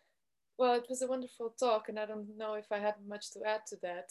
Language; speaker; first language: English; non-native, fluent; Portuguese